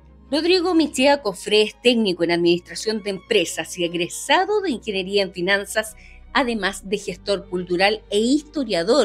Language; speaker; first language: Spanish; native; Spanish